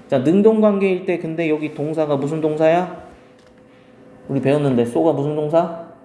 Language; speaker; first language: Korean; native; Korean